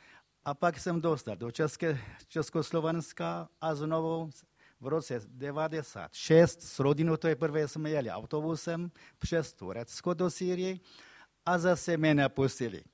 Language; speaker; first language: Czech; non-native, fluent; Kurdish